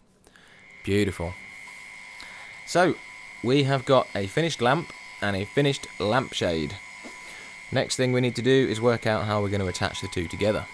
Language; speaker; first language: English; native; English